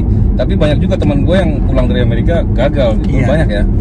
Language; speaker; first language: Indonesian; native; Indonesian